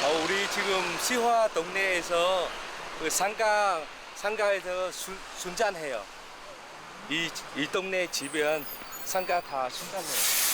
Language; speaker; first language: Korean; non-native, learner; Vietnamese